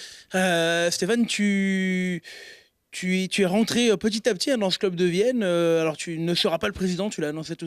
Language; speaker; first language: French; native; French